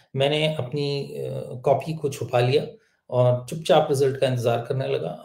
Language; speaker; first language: Hindi; native; Hindi